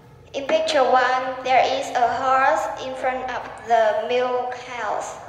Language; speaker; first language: English; non-native, learner; Vietnamese